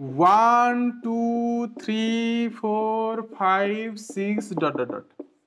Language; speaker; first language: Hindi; non-native, local second language; Bangla